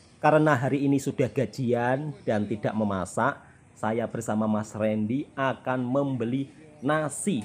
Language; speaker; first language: Indonesian; native; Indonesian